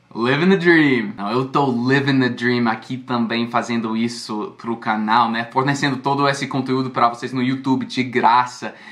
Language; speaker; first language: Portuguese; non-native, fluent; English